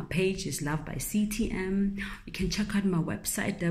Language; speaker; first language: English; non-native, local second language; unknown